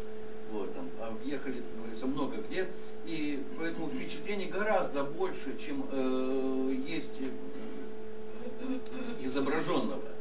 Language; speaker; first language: Russian; native; Russian